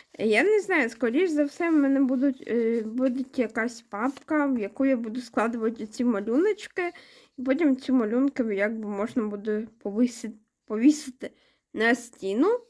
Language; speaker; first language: Ukrainian; non-native, local second language; Russian